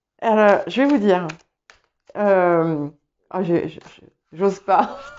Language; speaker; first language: French; early bilingual, other home language; English